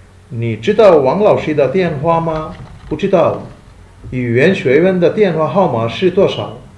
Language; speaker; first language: Chinese; non-native, fluent; Bangla